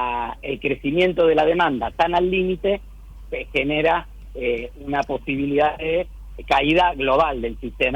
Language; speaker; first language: Spanish; native; Spanish